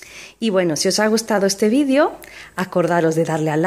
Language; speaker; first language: Spanish; native; Spanish